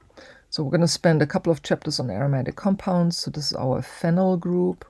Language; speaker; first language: English; native; English